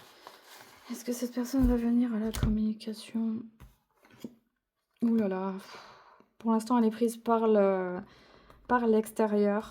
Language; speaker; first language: French; native; French